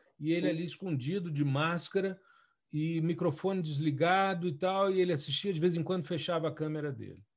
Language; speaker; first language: Portuguese; native; Portuguese